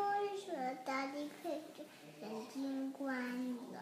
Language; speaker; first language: Chinese; early bilingual, heritage; Chinese